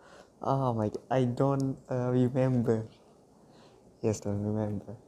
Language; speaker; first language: English; non-native, learner; Indonesian